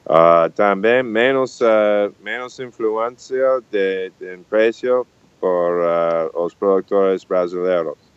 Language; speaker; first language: Portuguese; non-native, fluent; English